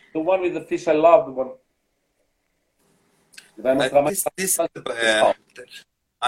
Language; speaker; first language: English; non-native, fluent; Portuguese